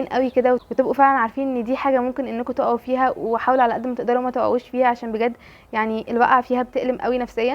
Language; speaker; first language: Arabic; native; Arabic